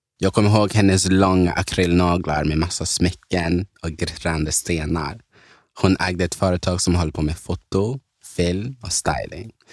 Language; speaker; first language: Swedish; early bilingual, other home language; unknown